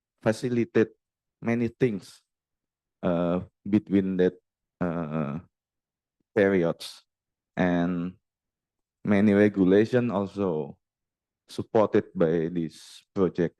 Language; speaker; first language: English; non-native, learner; Indonesian